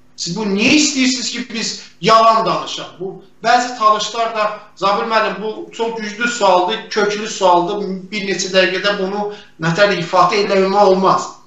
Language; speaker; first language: Azerbaijani; non-native, local second language; Talysh